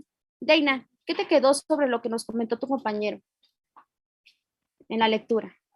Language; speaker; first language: Spanish; native; Spanish